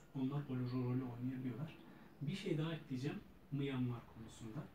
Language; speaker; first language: Turkish; native; Turkish